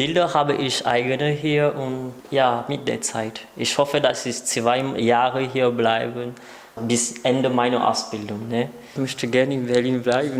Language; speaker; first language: German; non-native, learner; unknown